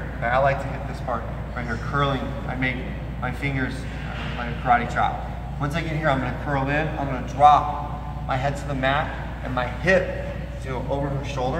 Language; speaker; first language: English; native; English